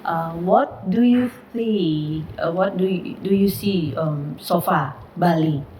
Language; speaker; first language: English; non-native, learner; Indonesian